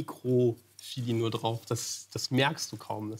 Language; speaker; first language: German; native; German